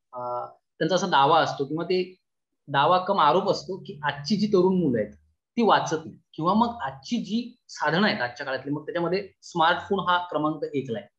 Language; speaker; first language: Marathi; native; Marathi